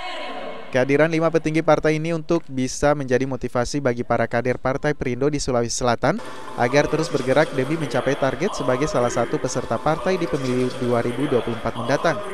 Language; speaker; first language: Indonesian; native; Indonesian